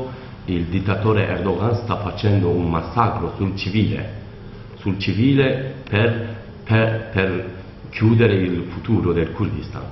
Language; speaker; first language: Italian; non-native, learner; Kurdish